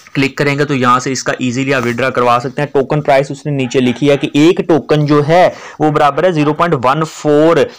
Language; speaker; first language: Urdu; non-native, local second language; Punjabi